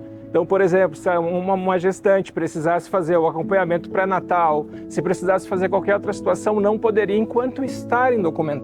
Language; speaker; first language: Portuguese; native; Portuguese